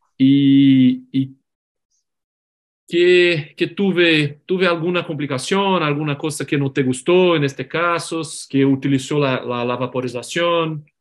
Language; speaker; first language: Spanish; non-native, learner; Portuguese